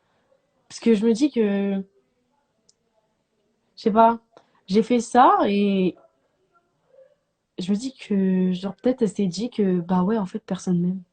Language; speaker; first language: French; native; French